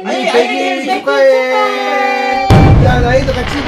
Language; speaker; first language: Korean; native; Korean